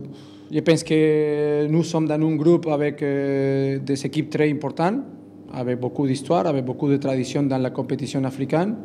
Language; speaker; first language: French; non-native, learner; Spanish